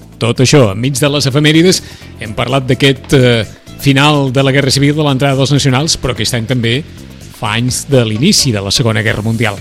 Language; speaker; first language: Catalan; native; Catalan